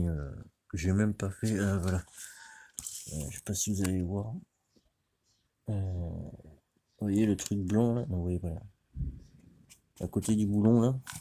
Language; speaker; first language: French; native; French